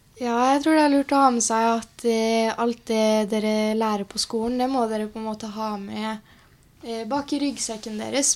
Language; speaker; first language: Norwegian; native; Norwegian